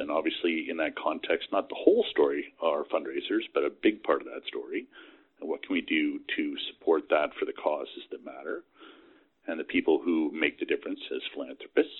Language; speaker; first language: English; native; English